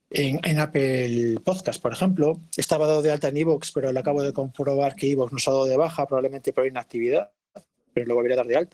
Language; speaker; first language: Spanish; native; Spanish